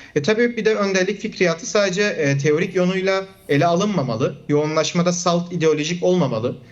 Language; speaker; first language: Turkish; non-native, local second language; Kurdish